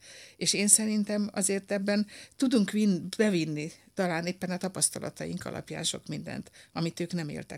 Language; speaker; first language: Hungarian; native; Hungarian